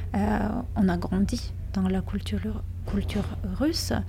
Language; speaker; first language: French; non-native, fluent; Lithuanian